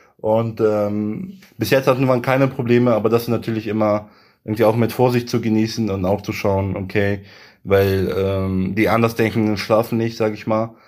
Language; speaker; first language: German; early bilingual, other home language; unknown